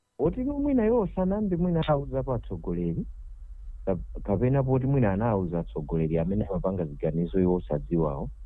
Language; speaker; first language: Nyanja; native; Nyanja